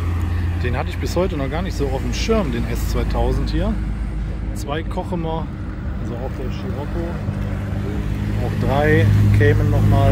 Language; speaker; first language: German; native; German